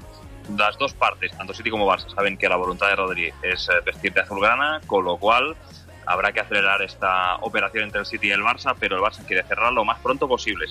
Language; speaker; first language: Spanish; non-native, local second language; Catalan